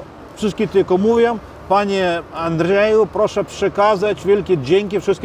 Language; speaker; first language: Polish; non-native, fluent; Ukrainian